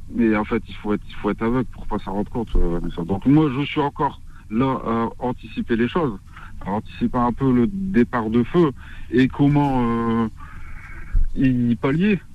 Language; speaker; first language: French; early bilingual, other home language; Arabic